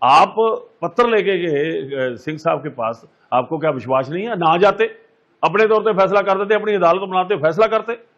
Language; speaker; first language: Hindi; non-native, local second language; Punjabi